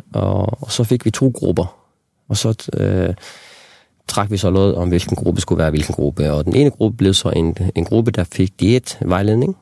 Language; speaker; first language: Danish; non-native, local second language; Faroese